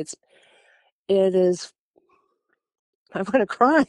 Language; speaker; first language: English; early bilingual, other home language; German